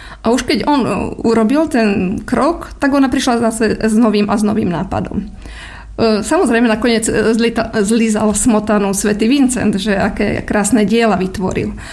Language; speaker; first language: Slovak; native; Slovak